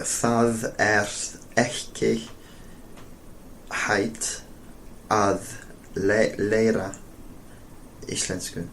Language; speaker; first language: Icelandic; non-native, learner; English